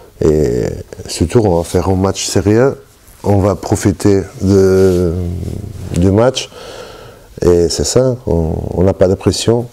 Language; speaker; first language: French; non-native, learner; Portuguese